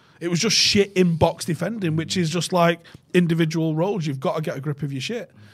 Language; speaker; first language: English; native; English